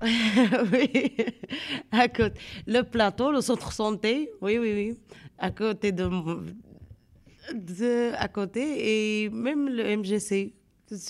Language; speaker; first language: French; non-native, learner; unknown